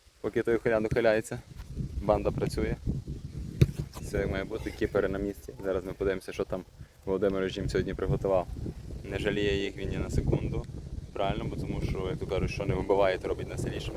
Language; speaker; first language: Ukrainian; native; Ukrainian